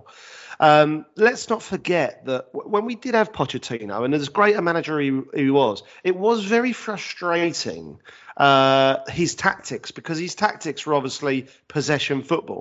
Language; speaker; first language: English; native; English